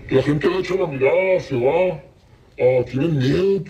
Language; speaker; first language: Spanish; native; Spanish